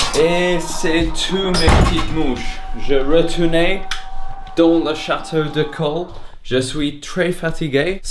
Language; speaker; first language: French; non-native, learner; English